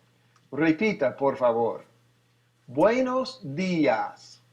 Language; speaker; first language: Spanish; non-native, fluent; English